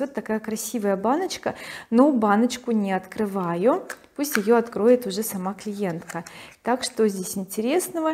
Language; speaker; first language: Russian; native; Russian